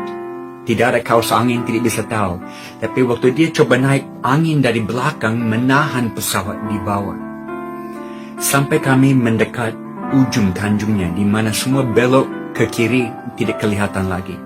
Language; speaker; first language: Indonesian; non-native, fluent; English